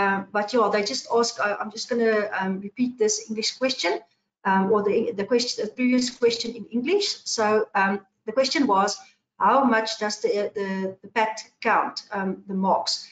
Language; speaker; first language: English; non-native, local second language; Afrikaans